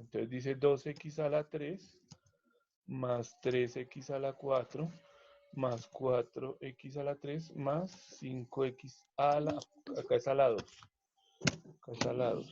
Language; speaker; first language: Spanish; native; Spanish